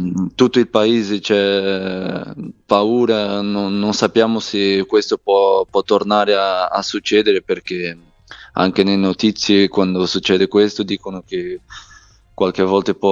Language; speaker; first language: Italian; non-native, fluent; Portuguese